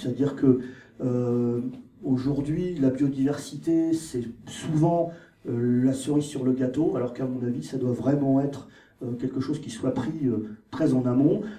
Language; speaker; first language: French; native; French